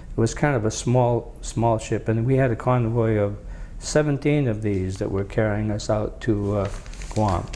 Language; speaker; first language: English; native; English